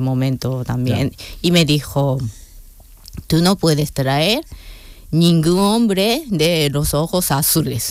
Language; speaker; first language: Spanish; non-native, fluent; Japanese